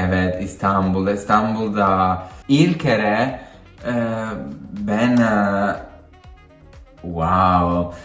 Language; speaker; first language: Turkish; non-native, learner; Italian